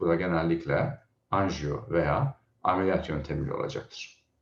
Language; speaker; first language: Turkish; native; Turkish